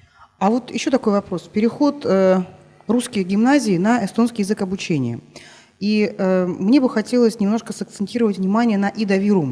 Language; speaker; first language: Russian; native; Russian